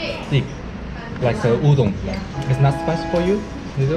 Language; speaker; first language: English; non-native, learner; Korean